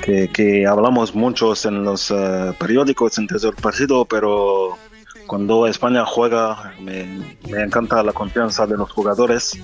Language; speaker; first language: Spanish; non-native, fluent; French